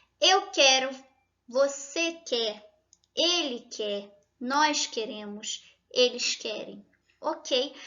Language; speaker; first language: Portuguese; native; Portuguese